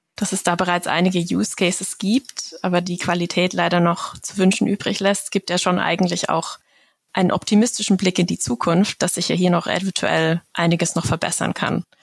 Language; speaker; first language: German; native; German